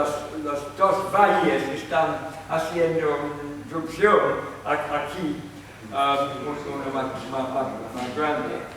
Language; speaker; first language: Spanish; non-native, fluent; English